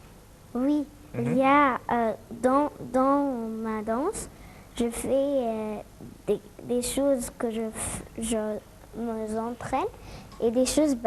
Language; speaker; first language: French; non-native, learner; Arabic